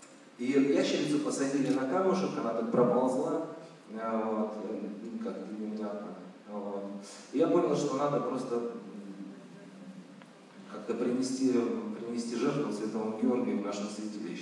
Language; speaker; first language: Russian; native; Russian